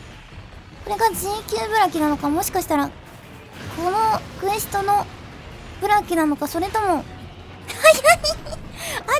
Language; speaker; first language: Japanese; native; Japanese